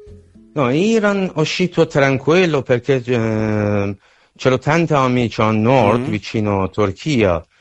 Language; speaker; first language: Italian; non-native, learner; Persian